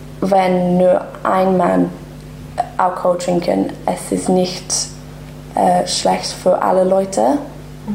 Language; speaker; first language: German; non-native, learner; English